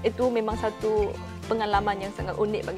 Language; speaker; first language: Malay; non-native, fluent; Chinese